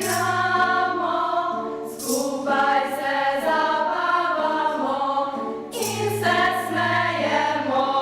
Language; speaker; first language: Slovenian; native; Slovenian